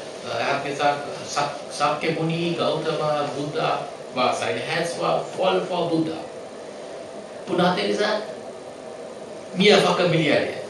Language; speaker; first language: German; non-native, learner; Sinhala